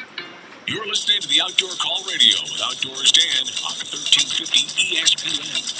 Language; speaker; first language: English; native; English